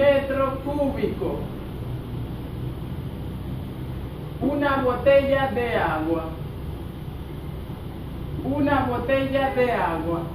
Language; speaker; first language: Spanish; non-native, fluent; Haitian Creole